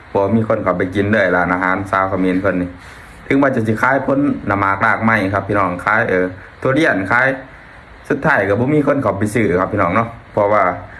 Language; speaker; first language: Thai; native; Thai